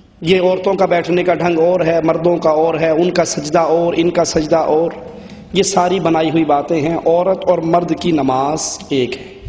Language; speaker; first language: Urdu; non-native, local second language; Punjabi